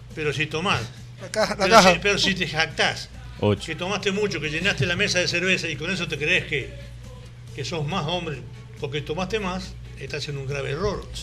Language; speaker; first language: Spanish; native; Spanish